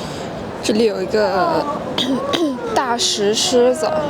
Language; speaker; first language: Chinese; non-native, fluent; French